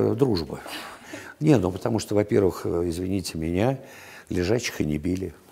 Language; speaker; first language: Russian; native; Russian